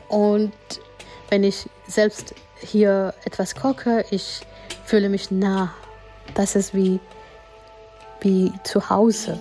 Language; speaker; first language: German; non-native, learner; Gujarati